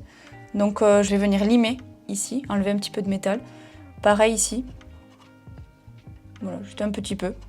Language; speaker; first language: French; native; French